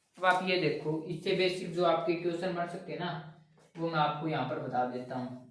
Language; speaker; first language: Hindi; native; Hindi